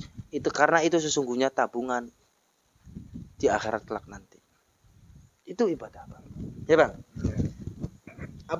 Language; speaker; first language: Indonesian; native; Indonesian